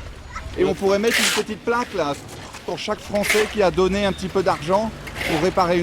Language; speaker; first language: French; native; French